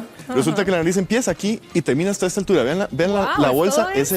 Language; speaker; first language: Spanish; native; Spanish